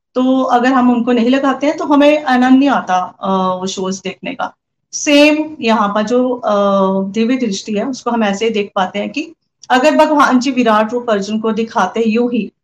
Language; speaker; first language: Hindi; non-native, local second language; Punjabi